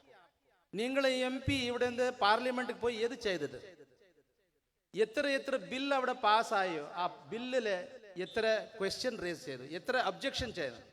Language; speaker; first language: Malayalam; non-native, learner; Urdu